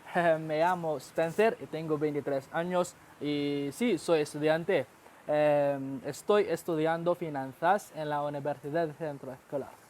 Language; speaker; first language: Spanish; non-native, learner; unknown